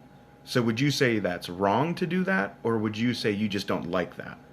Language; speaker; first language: English; native; English